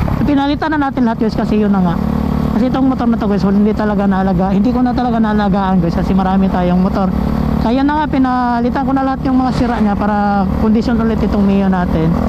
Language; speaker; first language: Filipino; non-native, local second language; Cebuano